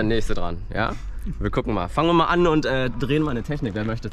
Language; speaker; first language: German; native; German